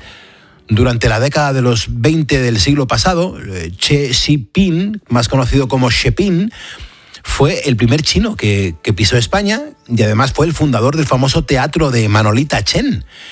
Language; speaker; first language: Spanish; native; Spanish